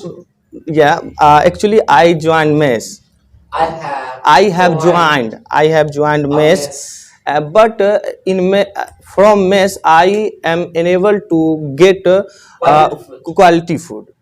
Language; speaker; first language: English; non-native, learner; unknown